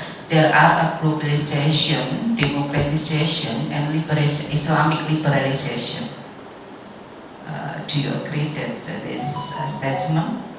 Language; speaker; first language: English; non-native, learner; Indonesian